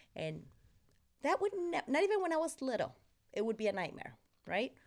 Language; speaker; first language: English; non-native, fluent; Spanish